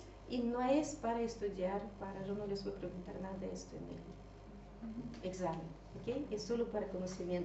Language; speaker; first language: Spanish; non-native, fluent; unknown